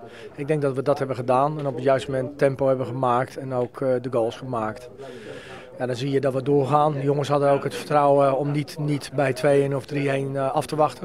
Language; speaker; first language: Dutch; native; Dutch